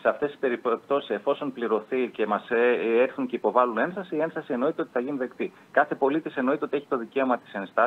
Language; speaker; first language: Greek; native; Greek